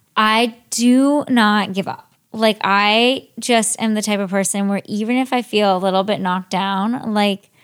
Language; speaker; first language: English; native; English